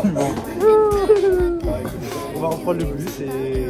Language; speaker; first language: French; native; French